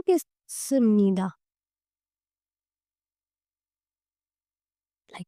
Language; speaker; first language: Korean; non-native, learner; Hindi